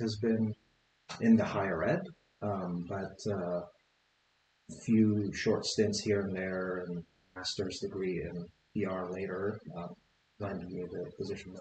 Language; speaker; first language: English; non-native, fluent; Arabic